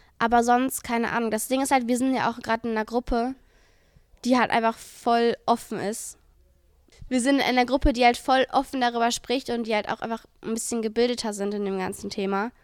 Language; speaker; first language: German; early bilingual, other home language; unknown